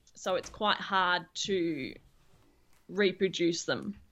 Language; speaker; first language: English; native; English